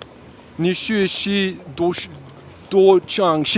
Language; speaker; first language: Chinese; non-native, learner; German